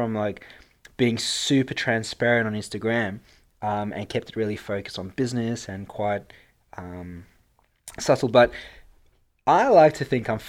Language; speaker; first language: English; native; English